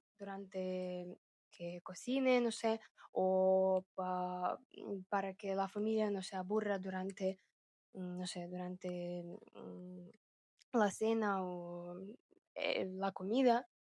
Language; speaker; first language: Spanish; non-native, fluent; Russian